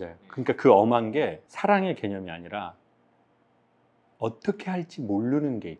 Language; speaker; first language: Korean; native; Korean